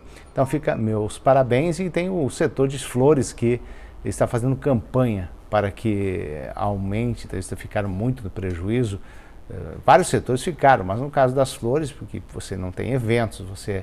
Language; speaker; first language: Portuguese; native; Portuguese